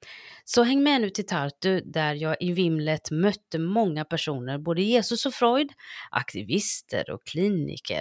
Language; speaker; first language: Swedish; native; Swedish